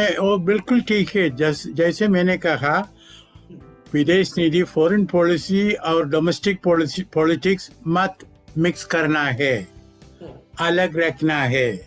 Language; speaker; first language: Hindi; non-native, local second language; Malayalam